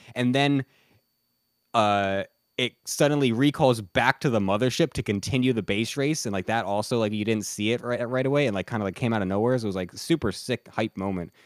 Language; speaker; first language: English; native; English